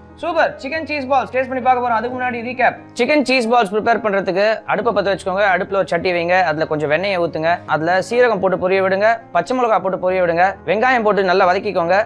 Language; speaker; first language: Tamil; native; Tamil